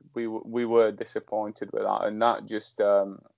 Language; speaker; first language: English; early bilingual, other home language; Slovak